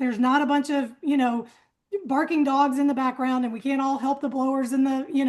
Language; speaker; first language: English; native; English